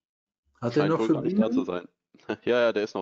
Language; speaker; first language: German; native; German